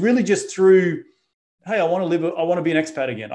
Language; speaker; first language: English; native; English